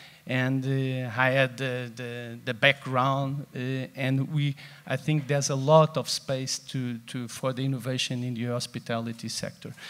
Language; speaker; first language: English; non-native, fluent; Portuguese